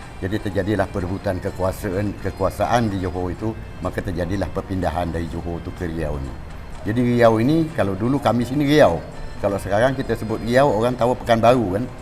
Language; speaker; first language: Malay; native; Malay